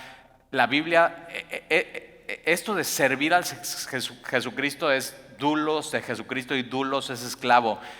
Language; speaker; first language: Spanish; native; Spanish